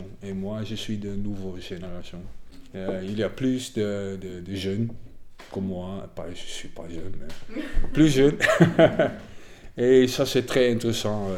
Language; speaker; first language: French; non-native, fluent; Dutch